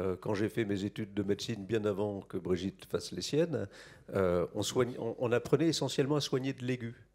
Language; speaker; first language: French; native; French